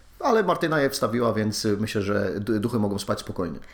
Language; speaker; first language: Polish; native; Polish